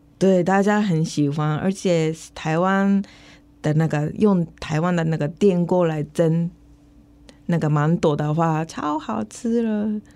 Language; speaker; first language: Chinese; non-native, fluent; Japanese